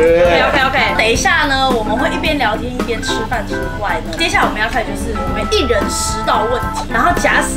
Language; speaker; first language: Chinese; native; Chinese